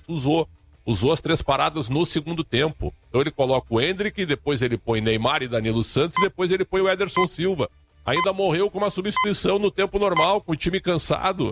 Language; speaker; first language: Portuguese; native; Portuguese